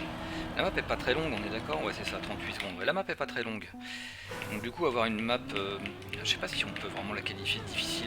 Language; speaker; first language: French; native; French